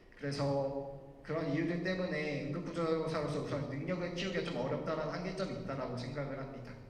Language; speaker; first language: Korean; native; Korean